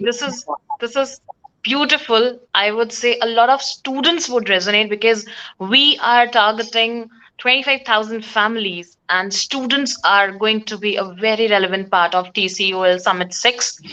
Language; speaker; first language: English; non-native, local second language; Hindi